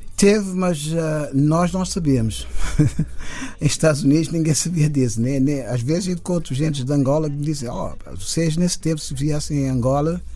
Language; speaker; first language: Portuguese; non-native, local second language; Kabuverdianu